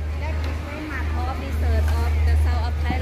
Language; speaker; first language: English; non-native, learner; Thai